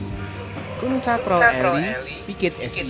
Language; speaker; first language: German; non-native, fluent; Indonesian